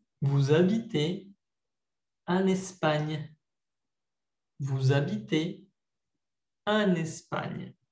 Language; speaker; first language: French; non-native, fluent; Spanish